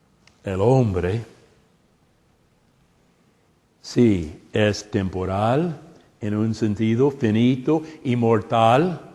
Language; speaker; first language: Spanish; non-native, fluent; English